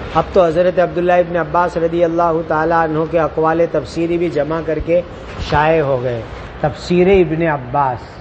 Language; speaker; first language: Urdu; non-native, local second language; Gujarati